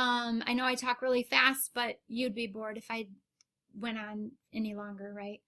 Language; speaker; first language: English; native; English